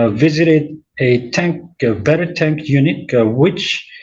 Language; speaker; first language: English; non-native, fluent; Korean